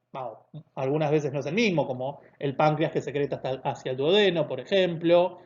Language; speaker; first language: Spanish; native; Spanish